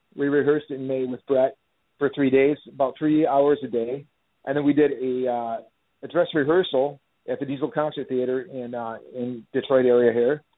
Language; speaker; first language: English; native; English